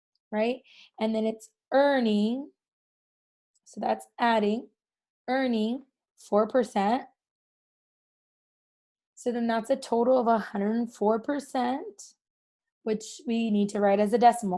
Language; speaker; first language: English; native; English